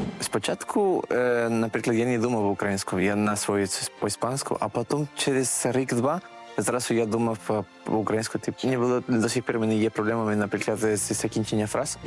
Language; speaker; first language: Ukrainian; non-native, learner; Spanish